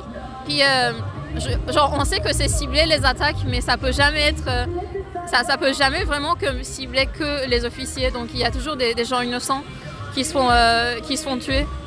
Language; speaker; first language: French; early bilingual, other home language; Persian